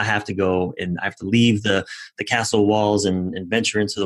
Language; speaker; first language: English; native; English